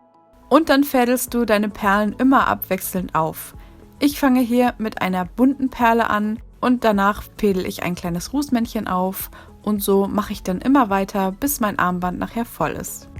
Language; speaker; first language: German; native; German